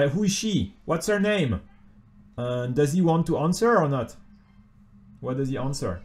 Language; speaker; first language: English; non-native, fluent; French